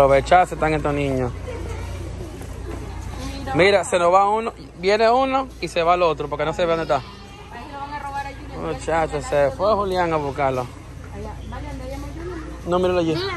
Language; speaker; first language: Spanish; native; Spanish